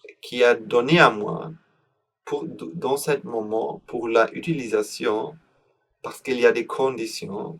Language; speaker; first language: French; non-native, learner; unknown